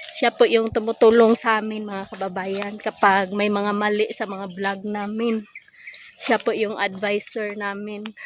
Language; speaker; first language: Filipino; non-native, local second language; Cebuano